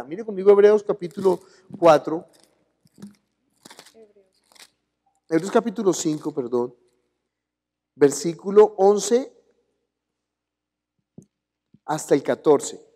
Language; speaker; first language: Spanish; native; Spanish